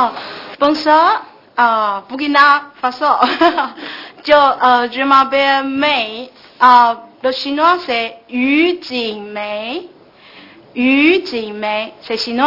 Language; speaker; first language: French; non-native, learner; Chinese